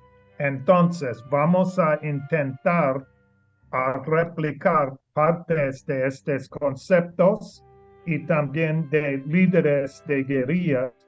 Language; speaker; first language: Spanish; non-native, learner; English